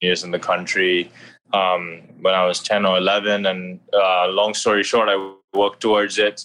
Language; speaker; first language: English; non-native, local second language; Hindi